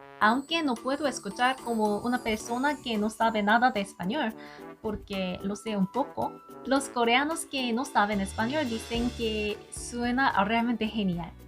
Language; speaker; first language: Spanish; non-native, learner; Korean